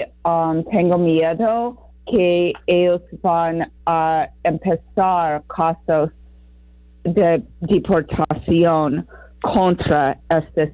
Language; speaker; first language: Spanish; non-native, fluent; English